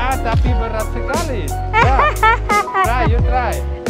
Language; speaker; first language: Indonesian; non-native, learner; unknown